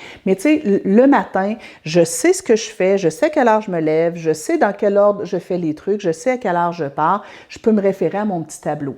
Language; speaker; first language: French; native; French